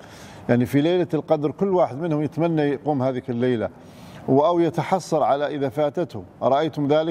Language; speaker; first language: Arabic; native; Arabic